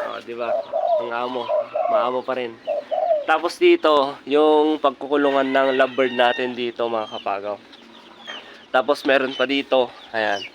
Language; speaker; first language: Filipino; native; Filipino